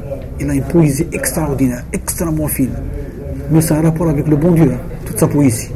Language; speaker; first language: French; non-native, local second language; Arabic